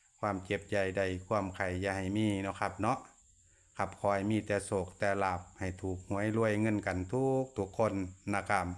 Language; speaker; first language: Thai; non-native, local second language; Northeastern Thai